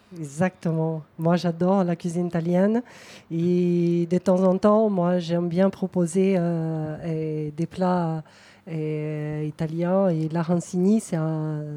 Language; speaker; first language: French; non-native, fluent; Portuguese